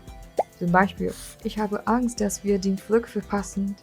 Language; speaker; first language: German; non-native, learner; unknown